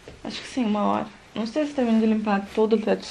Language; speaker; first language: Portuguese; native; Portuguese